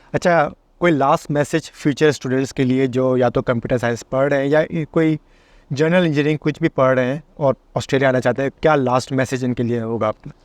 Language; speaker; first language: Urdu; native; Urdu